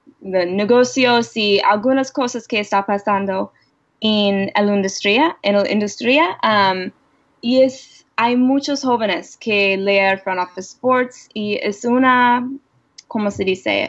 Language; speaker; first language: Spanish; non-native, learner; English